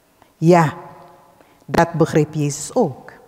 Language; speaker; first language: Dutch; early bilingual, other home language; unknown